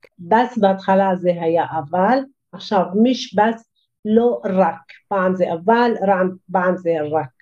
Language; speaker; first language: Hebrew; non-native, local second language; Arabic